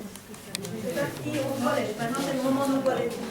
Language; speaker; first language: French; non-native, learner; Chinese